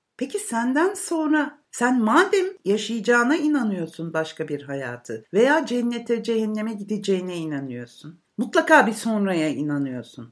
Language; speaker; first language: Turkish; native; Turkish